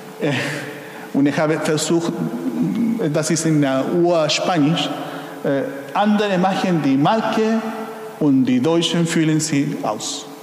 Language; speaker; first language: German; non-native, fluent; Spanish